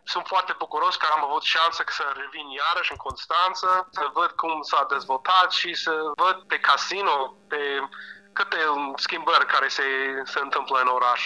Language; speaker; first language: Romanian; non-native, fluent; English